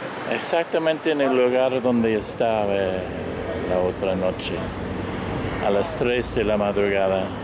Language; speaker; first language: Spanish; non-native, fluent; English